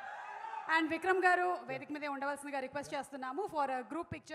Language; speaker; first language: Telugu; native; Telugu